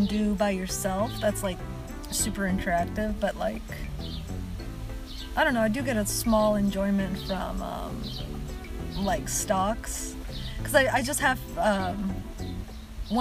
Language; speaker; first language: English; early bilingual, other home language; Spanish